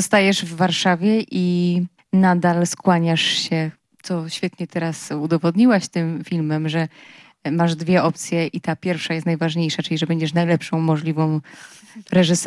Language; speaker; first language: Polish; native; Polish